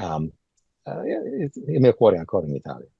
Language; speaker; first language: Italian; early bilingual, heritage; Italian